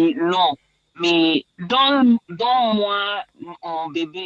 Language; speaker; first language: French; non-native, learner; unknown